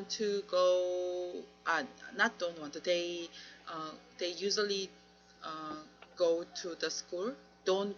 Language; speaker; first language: English; non-native, learner; Korean